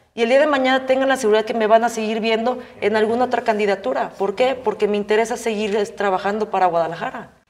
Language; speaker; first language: Spanish; native; Spanish